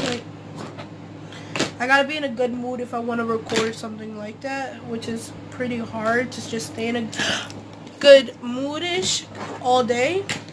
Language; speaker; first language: English; early bilingual, other home language; Spanish